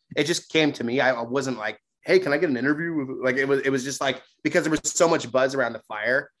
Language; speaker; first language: English; native; English